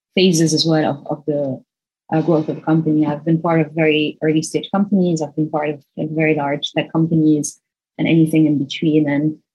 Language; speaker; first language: English; non-native, fluent; Arabic